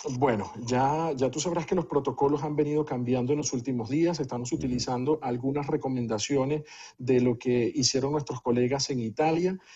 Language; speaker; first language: Spanish; native; Spanish